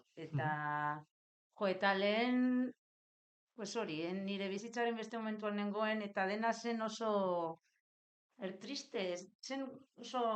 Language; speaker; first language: Basque; non-native, local second language; Spanish